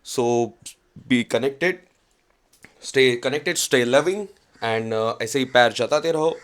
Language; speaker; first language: Hindi; non-native, local second language; Marathi